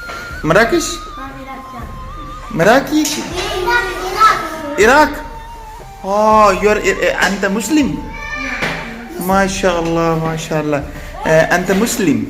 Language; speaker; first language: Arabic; non-native, learner; Urdu